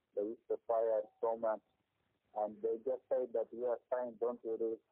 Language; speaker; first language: English; non-native, learner; Persian